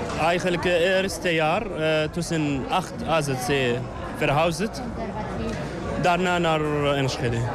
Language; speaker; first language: Dutch; non-native, learner; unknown